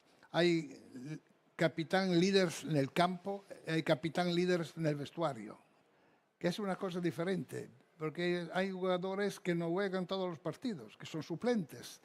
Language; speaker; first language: Spanish; non-native, fluent; Italian